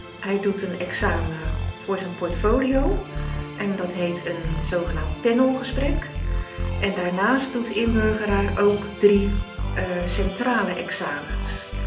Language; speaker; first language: Dutch; native; Dutch